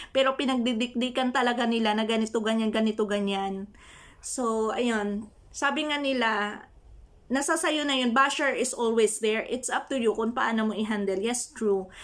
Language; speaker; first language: Filipino; non-native, local second language; Hiligaynon